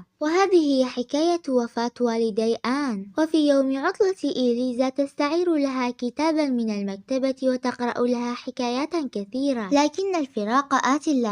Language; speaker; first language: Arabic; native; Arabic